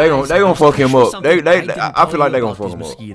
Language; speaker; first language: English; native; English